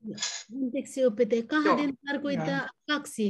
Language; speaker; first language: Finnish; non-native, learner; Nepali